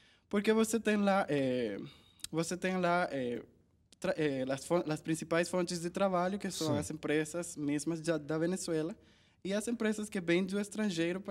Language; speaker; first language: Portuguese; non-native, learner; Spanish